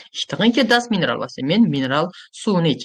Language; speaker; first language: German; non-native, fluent; Uzbek